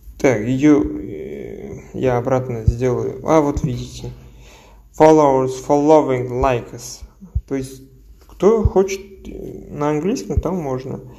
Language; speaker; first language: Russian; non-native, local second language; Kazakh